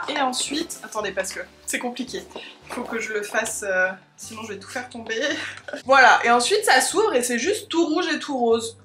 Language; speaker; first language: French; native; French